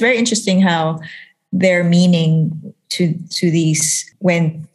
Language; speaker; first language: English; non-native, local second language; Filipino